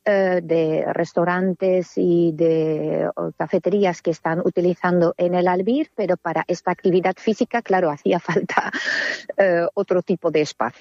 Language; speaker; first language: Spanish; non-native, fluent; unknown